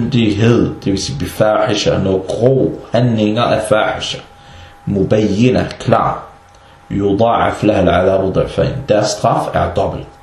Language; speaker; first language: Danish; early bilingual, other home language; Arabic